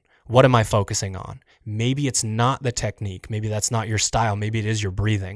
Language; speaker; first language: English; native; English